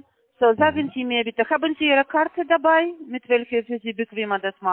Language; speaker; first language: German; non-native, learner; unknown